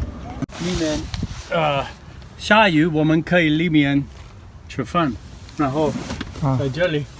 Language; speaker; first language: Chinese; non-native, learner; English